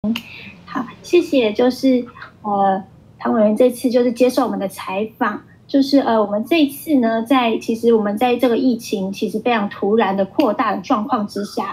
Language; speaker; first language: Chinese; native; Chinese